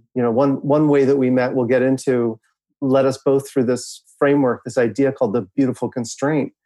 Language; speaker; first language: English; native; English